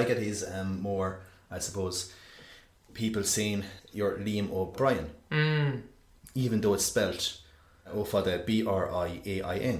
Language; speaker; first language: English; native; English